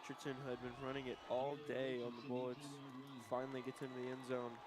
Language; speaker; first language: English; native; English